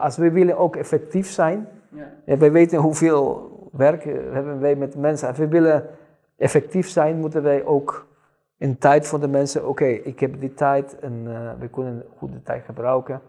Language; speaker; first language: Dutch; non-native, fluent; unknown